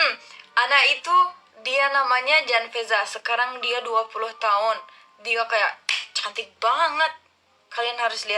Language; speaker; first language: Indonesian; non-native, learner; Turkish